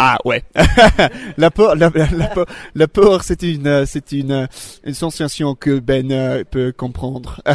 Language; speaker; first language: French; non-native, fluent; English